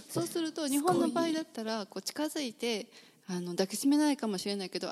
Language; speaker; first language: Japanese; native; Japanese